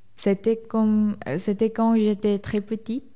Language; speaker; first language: French; non-native, fluent; Korean